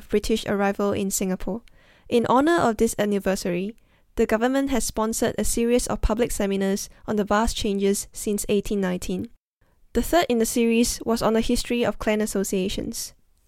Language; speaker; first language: English; early bilingual, other home language; Cantonese